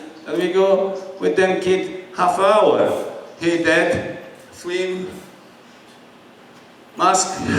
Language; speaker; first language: English; non-native, learner; Polish